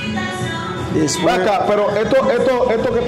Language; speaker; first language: Spanish; native; Spanish